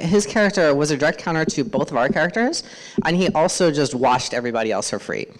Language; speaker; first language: English; native; English